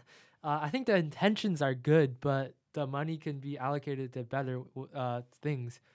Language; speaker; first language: English; non-native, fluent; Chinese